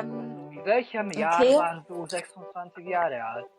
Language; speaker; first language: German; non-native, learner; Hungarian